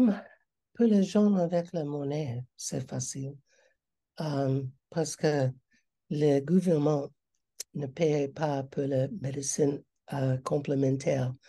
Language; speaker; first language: French; non-native, learner; English